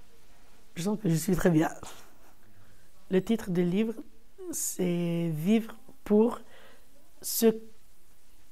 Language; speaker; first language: French; non-native, learner; Arabic